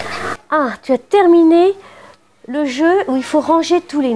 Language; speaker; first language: French; native; French